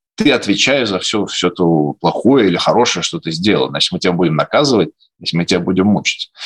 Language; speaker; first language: Russian; native; Russian